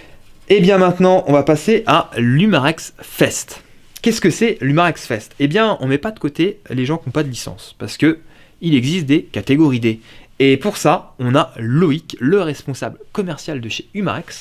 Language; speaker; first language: French; native; French